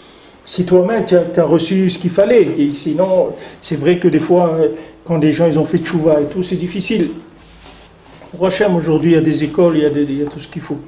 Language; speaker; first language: French; native; French